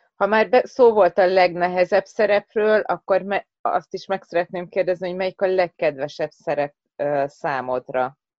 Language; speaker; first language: Hungarian; native; Hungarian